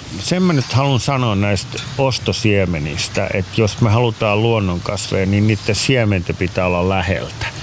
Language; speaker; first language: Finnish; native; Finnish